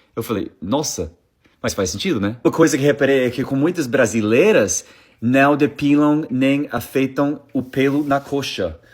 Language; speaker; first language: Portuguese; non-native, fluent; English